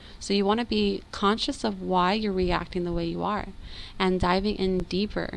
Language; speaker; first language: English; native; English